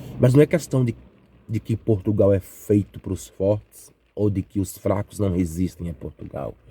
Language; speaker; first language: Portuguese; native; Portuguese